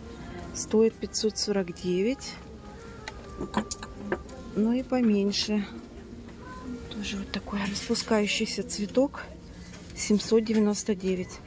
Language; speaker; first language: Russian; native; Russian